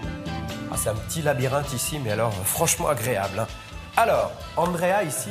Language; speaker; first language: French; native; French